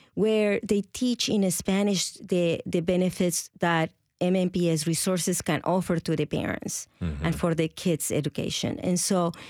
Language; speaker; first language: English; non-native, fluent; Spanish